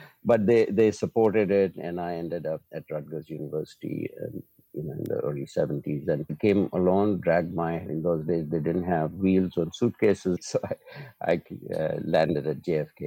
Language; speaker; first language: English; non-native, local second language; Urdu